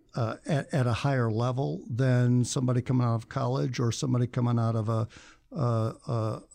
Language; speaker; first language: English; native; English